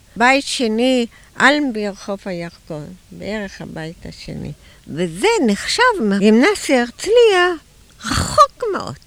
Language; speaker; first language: Hebrew; early bilingual, other home language; German